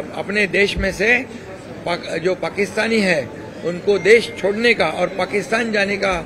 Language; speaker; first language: Hindi; non-native, local second language; Marathi